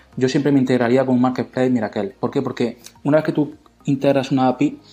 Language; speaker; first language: Spanish; native; Spanish